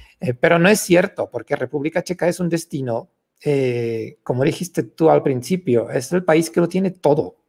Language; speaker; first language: Spanish; non-native, fluent; Czech